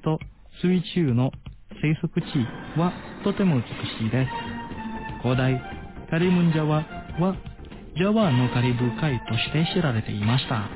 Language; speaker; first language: Japanese; non-native, fluent; Indonesian